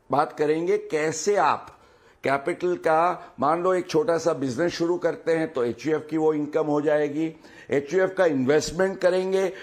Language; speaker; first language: Hindi; non-native, local second language; Gujarati